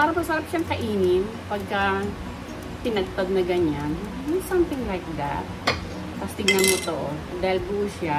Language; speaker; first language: Filipino; native; Filipino